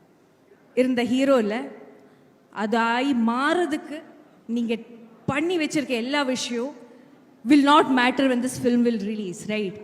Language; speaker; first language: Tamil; non-native, fluent; Malayalam